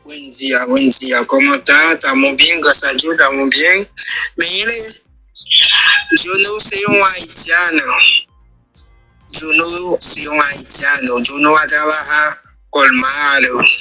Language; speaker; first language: Spanish; non-native, learner; Haitian Creole